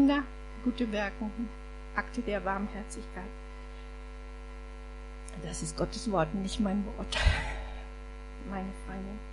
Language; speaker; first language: German; non-native, fluent; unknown